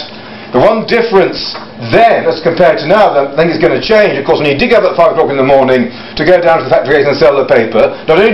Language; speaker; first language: English; native; English